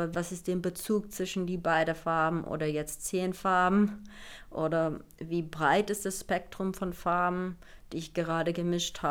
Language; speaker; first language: German; non-native, fluent; Finnish